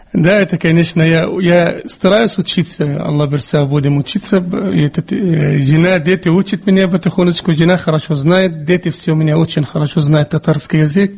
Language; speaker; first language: Russian; non-native, fluent; Arabic